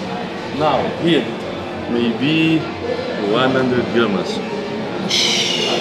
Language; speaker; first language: English; non-native, learner; Portuguese